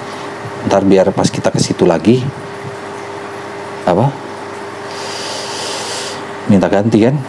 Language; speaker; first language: Indonesian; native; Indonesian